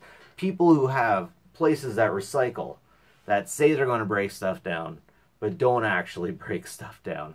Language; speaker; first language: English; native; English